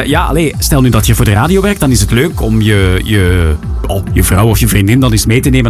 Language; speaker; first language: Dutch; native; Dutch